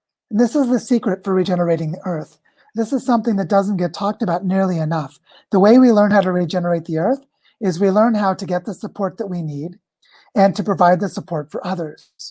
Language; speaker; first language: English; native; English